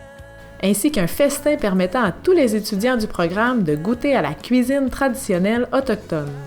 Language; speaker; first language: French; native; French